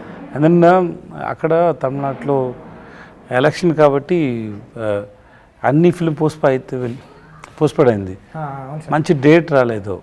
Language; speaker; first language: Telugu; non-native, learner; Tamil